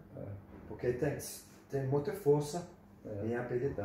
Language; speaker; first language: Portuguese; non-native, learner; English